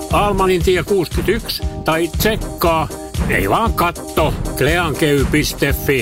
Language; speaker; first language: Finnish; native; Finnish